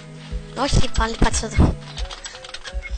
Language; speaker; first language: Greek; native; Greek